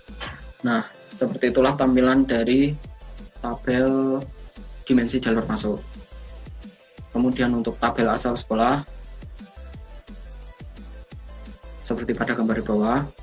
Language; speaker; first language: Indonesian; native; Indonesian